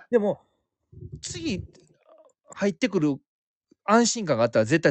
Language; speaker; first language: Japanese; native; Japanese